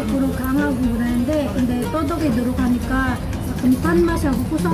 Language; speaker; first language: Korean; non-native, fluent; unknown